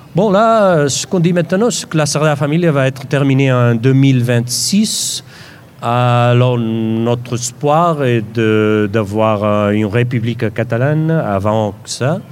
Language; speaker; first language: French; non-native, fluent; Catalan